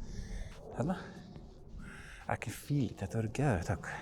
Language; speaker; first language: Icelandic; native; Icelandic